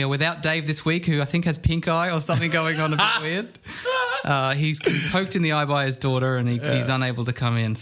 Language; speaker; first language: English; native; English